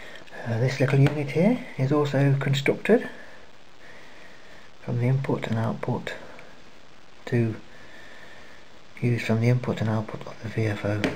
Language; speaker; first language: English; native; English